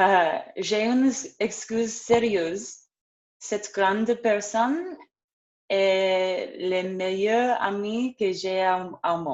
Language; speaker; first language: French; non-native, learner; English